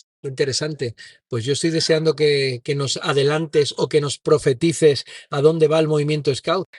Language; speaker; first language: Spanish; native; Spanish